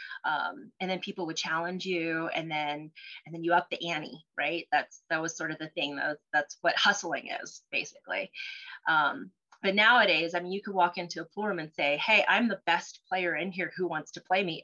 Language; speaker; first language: English; early bilingual, other home language; Cantonese